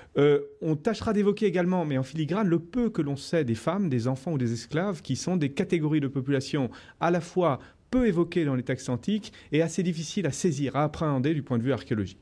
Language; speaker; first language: French; native; French